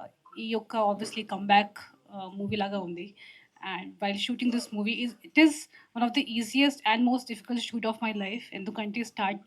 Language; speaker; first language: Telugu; non-native, local second language; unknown